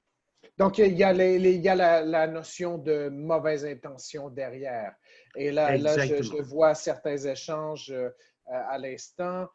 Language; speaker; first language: French; native; French